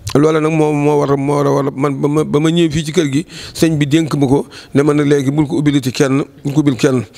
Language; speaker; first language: Wolof; native; Wolof